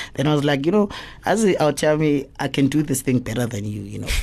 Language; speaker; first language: English; non-native, local second language; Zulu